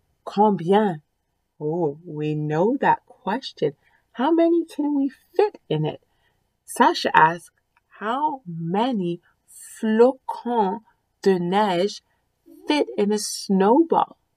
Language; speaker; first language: English; early bilingual, other home language; French